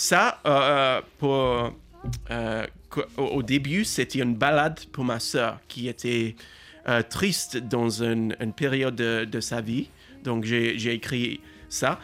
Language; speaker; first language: French; non-native, learner; English